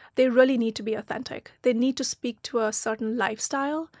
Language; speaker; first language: English; non-native, local second language; Hindi